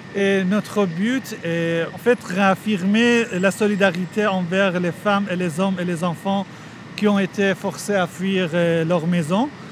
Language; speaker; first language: French; non-native, fluent; Persian